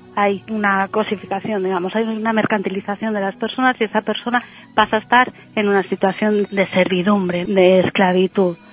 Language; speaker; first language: Spanish; native; Spanish